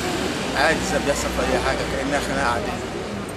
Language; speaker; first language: Arabic; native; Arabic